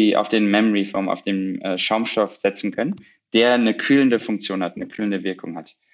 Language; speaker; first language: German; native; German